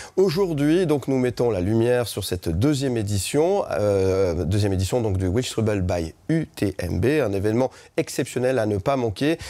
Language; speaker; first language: French; native; French